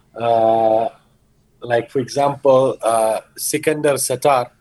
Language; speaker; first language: English; early bilingual, other home language; Portuguese